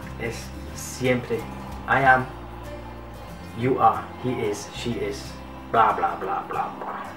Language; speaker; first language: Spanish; non-native, learner; English